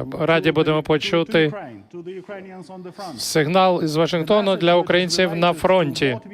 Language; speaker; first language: Ukrainian; non-native, fluent; English